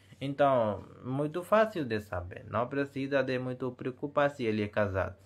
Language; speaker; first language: Portuguese; non-native, learner; Hindi